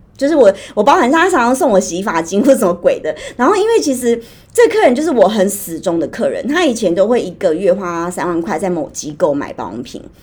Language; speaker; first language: Chinese; native; Chinese